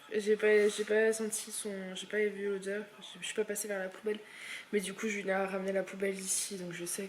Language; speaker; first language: French; native; French